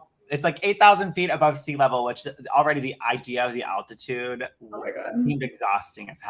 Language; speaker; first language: English; native; English